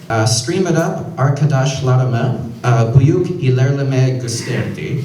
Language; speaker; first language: Turkish; non-native, learner; English